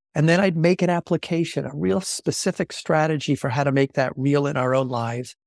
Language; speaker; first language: English; native; English